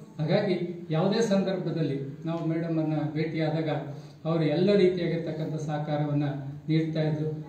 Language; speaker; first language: Kannada; native; Kannada